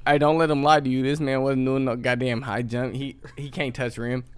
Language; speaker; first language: English; native; English